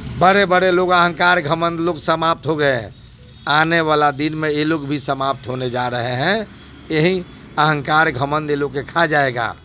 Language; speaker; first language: Hindi; native; Hindi